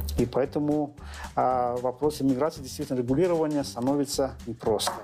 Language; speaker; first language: Russian; non-native, local second language; Azerbaijani